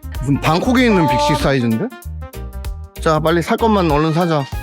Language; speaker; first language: Korean; native; Korean